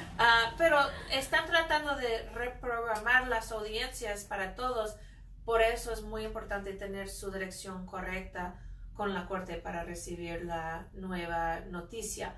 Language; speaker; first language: Spanish; non-native, fluent; English